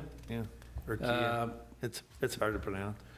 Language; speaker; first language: English; native; English